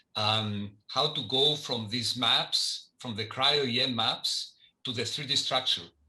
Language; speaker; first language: English; non-native, fluent; Greek